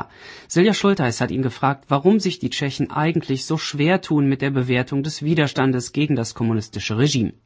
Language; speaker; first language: German; native; German